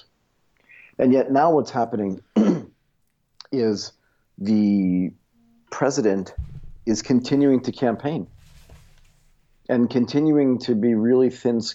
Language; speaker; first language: English; native; English